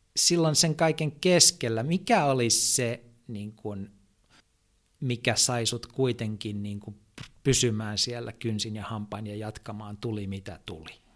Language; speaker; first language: Finnish; native; Finnish